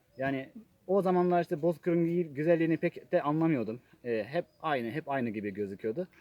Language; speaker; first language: Turkish; non-native, fluent; Japanese